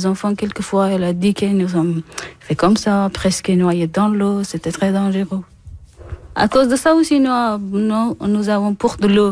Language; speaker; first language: French; non-native, learner; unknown